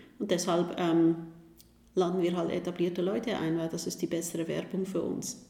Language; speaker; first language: German; native; German